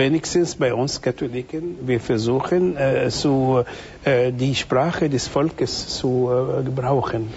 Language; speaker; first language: German; non-native, fluent; Arabic